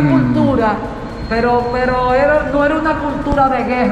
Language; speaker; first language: Spanish; native; Spanish